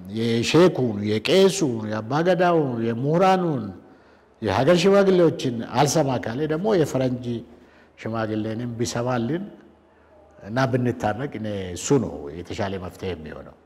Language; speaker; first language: Amharic; non-native, local second language; Oromo